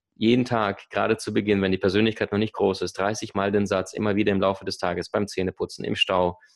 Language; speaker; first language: German; early bilingual, other home language; Russian